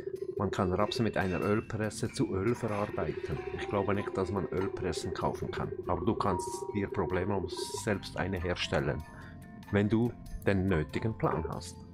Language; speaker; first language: German; native; German